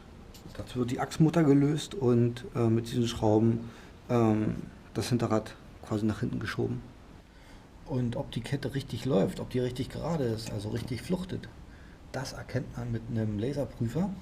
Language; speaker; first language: German; native; German